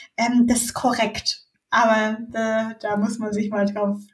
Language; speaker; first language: German; native; German